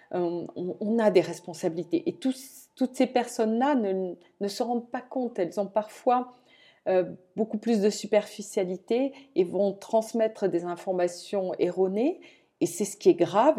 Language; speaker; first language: French; native; French